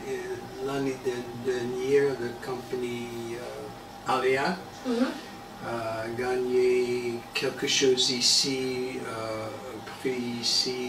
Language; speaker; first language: French; non-native, learner; English